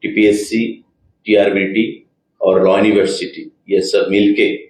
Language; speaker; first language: Hindi; non-native, local second language; Bangla